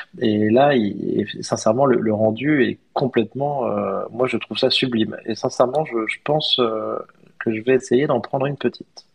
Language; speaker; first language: French; native; French